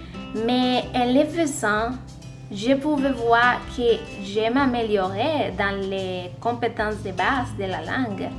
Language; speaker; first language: French; non-native, learner; Spanish